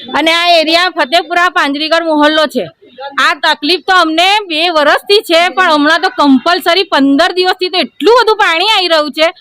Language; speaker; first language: Gujarati; native; Gujarati